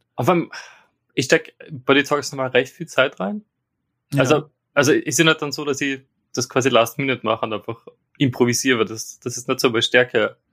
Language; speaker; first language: German; native; German